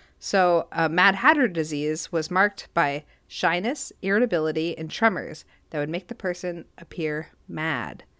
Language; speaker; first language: English; native; English